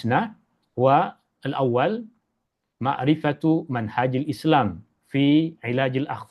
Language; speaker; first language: Arabic; non-native, fluent; Malay